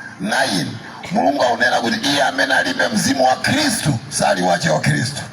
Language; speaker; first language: Nyanja; non-native, local second language; Tumbuka